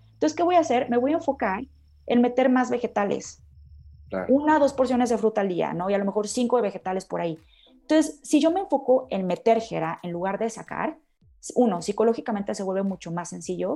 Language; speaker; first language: Spanish; native; Spanish